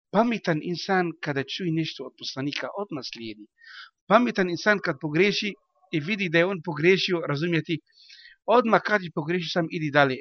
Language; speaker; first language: Bosnian; non-native, learner; Arabic